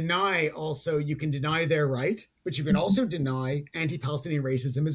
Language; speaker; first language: English; native; English